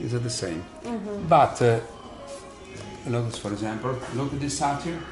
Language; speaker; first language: English; non-native, learner; Italian